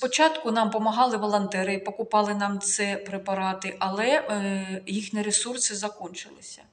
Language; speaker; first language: Ukrainian; non-native, local second language; Russian